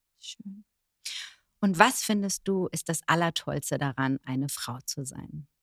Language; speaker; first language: German; native; German